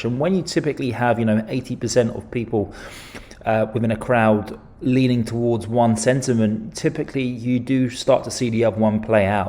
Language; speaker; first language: English; native; English